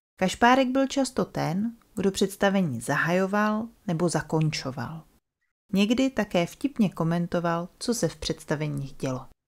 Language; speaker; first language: Czech; native; Czech